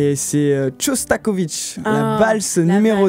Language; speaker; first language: French; native; French